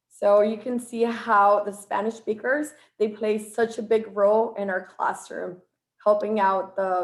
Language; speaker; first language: English; non-native, fluent; Spanish